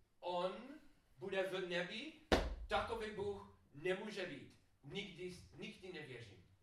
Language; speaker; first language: Czech; non-native, learner; English